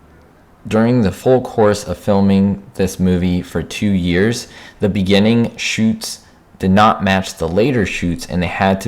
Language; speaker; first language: English; native; English